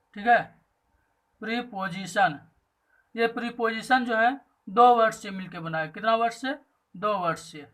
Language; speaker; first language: Hindi; native; Hindi